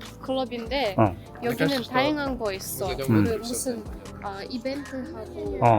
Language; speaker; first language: Korean; non-native, learner; Russian